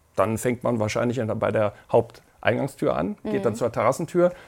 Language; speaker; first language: German; native; German